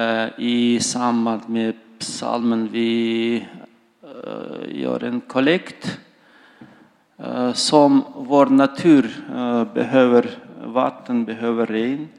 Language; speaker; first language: Swedish; non-native, fluent; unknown